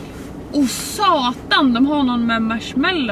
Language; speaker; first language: Swedish; native; Swedish